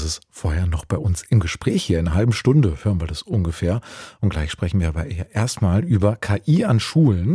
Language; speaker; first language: German; native; German